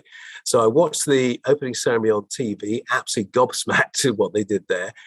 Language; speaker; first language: English; native; English